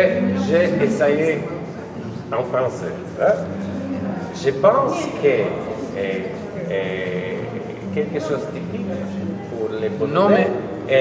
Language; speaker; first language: French; non-native, learner; Polish